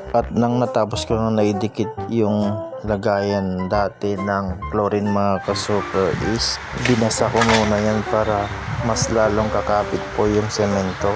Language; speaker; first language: Filipino; non-native, local second language; Iloko